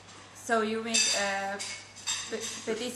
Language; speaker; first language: English; non-native, learner; Spanish